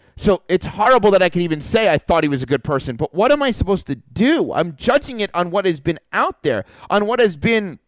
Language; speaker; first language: English; native; English